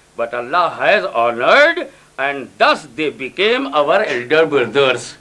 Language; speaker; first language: English; non-native, local second language; Urdu